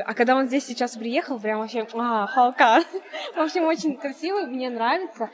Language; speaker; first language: Russian; native; Russian